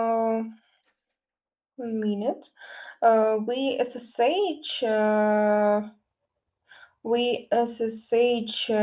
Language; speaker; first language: English; non-native, learner; Russian